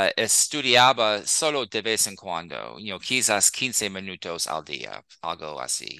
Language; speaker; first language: Spanish; non-native, fluent; English